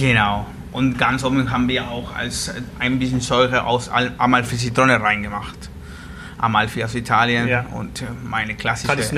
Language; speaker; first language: German; non-native, learner; Spanish